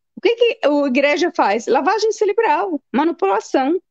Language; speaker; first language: Portuguese; non-native, fluent; Arabic